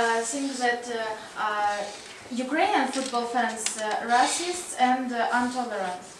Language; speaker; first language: English; non-native, learner; Russian